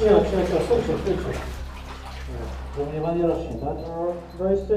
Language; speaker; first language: Polish; native; Polish